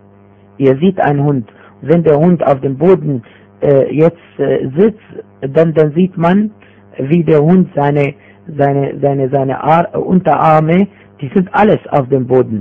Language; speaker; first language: German; non-native, fluent; Arabic